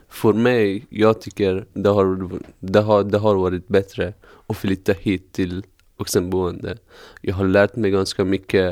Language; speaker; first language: Swedish; non-native, fluent; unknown